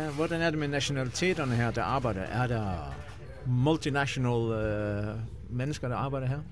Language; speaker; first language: Danish; non-native, local second language; Faroese